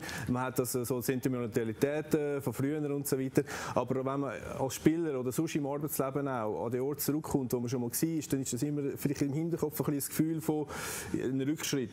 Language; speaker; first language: German; native; German